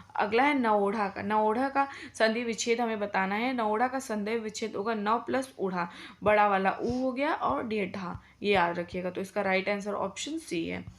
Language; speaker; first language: Hindi; native; Hindi